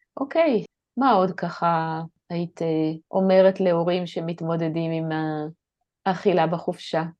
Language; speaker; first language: Hebrew; native; Hebrew